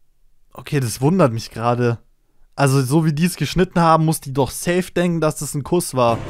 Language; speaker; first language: German; native; German